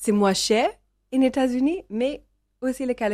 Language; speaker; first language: French; non-native, learner; English